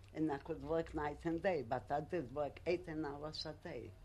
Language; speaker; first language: English; non-native, learner; Polish